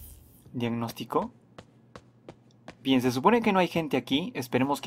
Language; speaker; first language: Spanish; native; Spanish